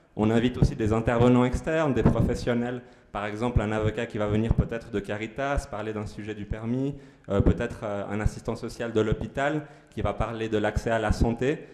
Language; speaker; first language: French; non-native, fluent; Spanish